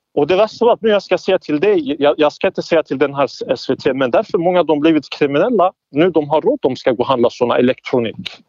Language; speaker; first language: Swedish; non-native, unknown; Turkish